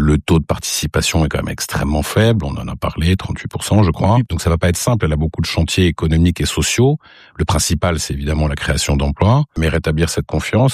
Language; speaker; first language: French; non-native, local second language; Arabic